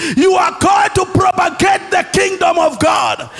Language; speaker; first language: English; non-native, local second language; Swahili